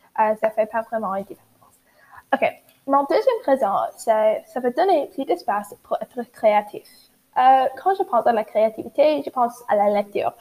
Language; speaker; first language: French; non-native, learner; English